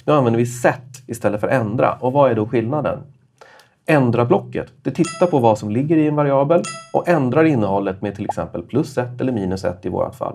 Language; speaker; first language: Swedish; native; Swedish